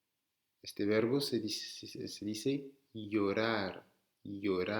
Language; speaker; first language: Spanish; non-native, fluent; French